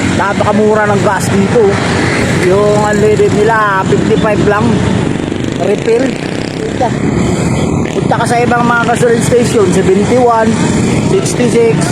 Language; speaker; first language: Filipino; non-native, local second language; Cebuano